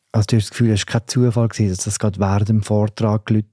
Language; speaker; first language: German; native; German